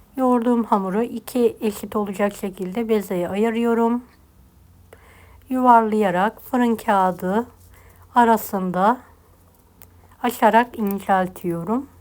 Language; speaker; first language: Turkish; native; Turkish